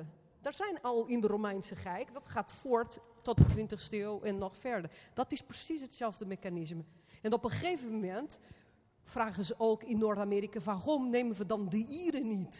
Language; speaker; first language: Dutch; non-native, fluent; Portuguese